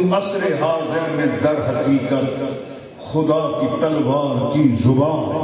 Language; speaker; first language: Urdu; non-native, local second language; Saraiki